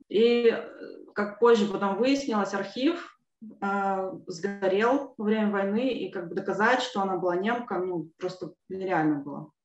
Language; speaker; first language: Russian; native; Russian